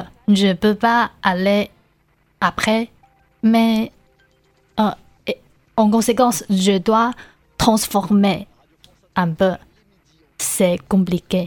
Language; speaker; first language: French; non-native, learner; Chinese